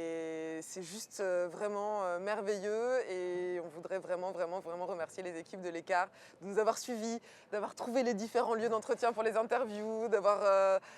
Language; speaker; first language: French; native; French